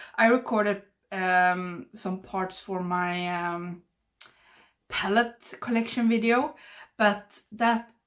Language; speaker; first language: English; non-native, fluent; Swedish